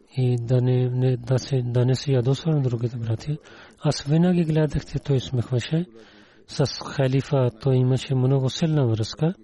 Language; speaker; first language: Bulgarian; non-native, learner; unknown